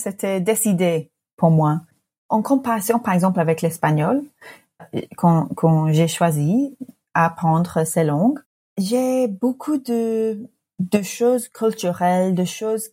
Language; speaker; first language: French; non-native, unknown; English